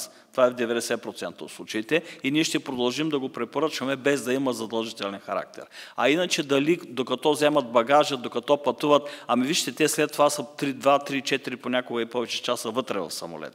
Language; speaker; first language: Bulgarian; native; Bulgarian